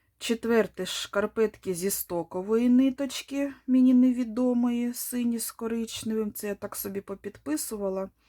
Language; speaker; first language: Ukrainian; non-native, local second language; Russian